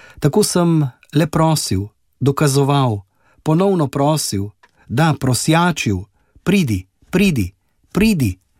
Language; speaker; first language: Slovenian; native; Slovenian